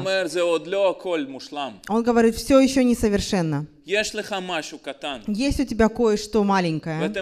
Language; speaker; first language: Russian; native; Russian